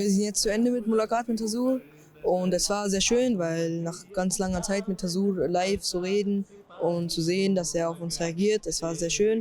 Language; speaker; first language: German; early bilingual, other home language; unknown